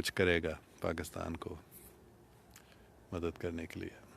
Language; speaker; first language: Urdu; non-native, fluent; English